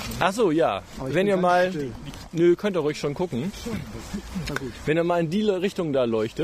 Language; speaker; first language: German; native; German